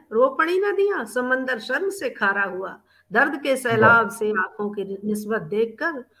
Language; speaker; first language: Hindi; native; Hindi